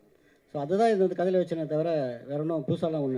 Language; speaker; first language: Tamil; native; Tamil